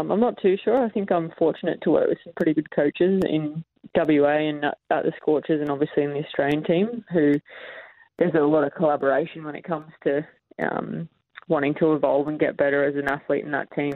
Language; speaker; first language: English; native; English